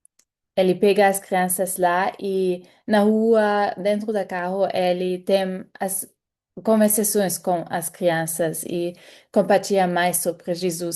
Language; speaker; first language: Portuguese; non-native, fluent; German